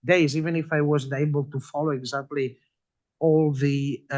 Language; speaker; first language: English; non-native, fluent; Italian